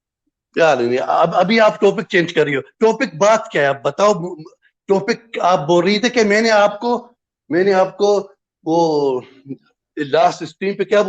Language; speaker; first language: Hindi; non-native, fluent; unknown